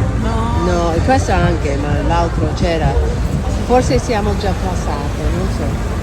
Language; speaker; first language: Italian; non-native, learner; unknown